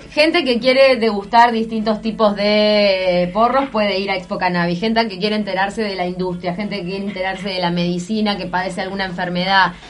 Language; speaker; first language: Spanish; native; Spanish